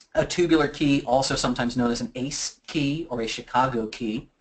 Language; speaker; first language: English; native; English